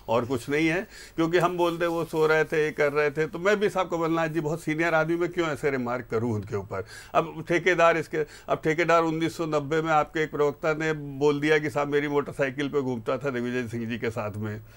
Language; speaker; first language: Hindi; native; Hindi